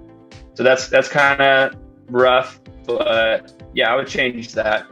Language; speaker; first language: English; native; English